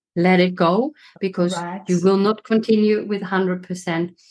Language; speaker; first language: English; non-native, fluent; German